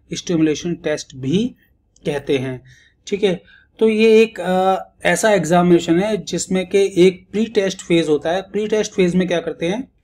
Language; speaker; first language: Hindi; native; Hindi